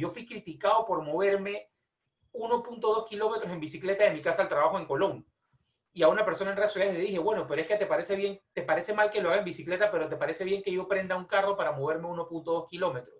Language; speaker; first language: Spanish; native; Spanish